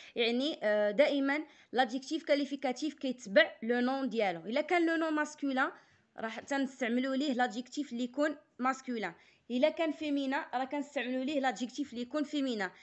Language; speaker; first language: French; non-native, local second language; Arabic